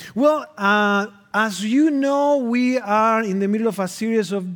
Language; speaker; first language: English; non-native, fluent; Spanish